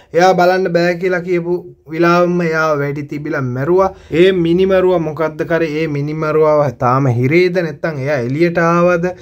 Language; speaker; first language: Sinhala; native; Sinhala